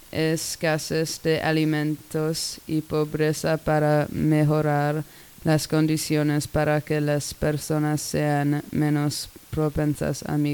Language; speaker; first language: Spanish; non-native, learner; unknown